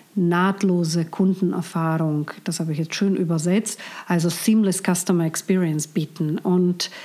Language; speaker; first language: German; non-native, fluent; Slovak